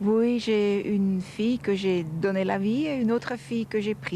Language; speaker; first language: French; non-native, fluent; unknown